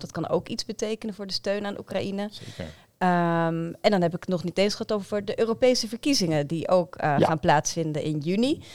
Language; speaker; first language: Dutch; native; Dutch